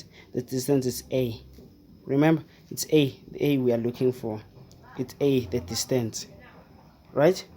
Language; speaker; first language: English; non-native, fluent; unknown